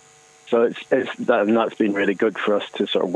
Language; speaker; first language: English; native; English